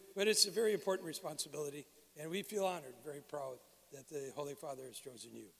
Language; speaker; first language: English; native; English